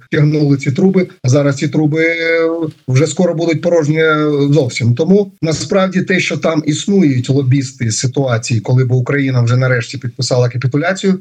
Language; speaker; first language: Ukrainian; native; Ukrainian